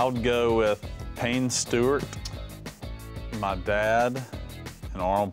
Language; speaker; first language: English; native; English